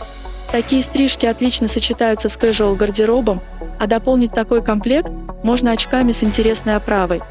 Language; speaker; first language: Russian; native; Russian